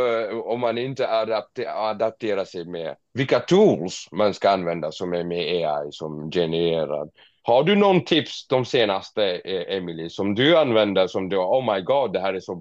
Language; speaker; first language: Swedish; non-native, fluent; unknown